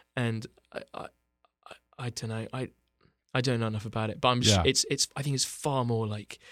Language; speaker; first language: English; native; English